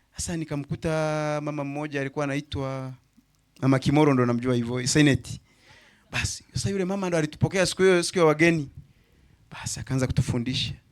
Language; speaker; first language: Swahili; native; Swahili